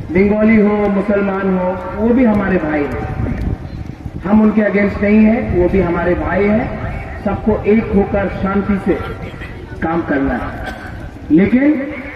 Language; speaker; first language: Hindi; non-native, local second language; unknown